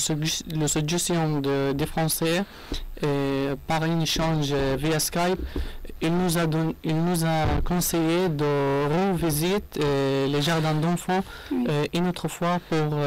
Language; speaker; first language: French; non-native, learner; Arabic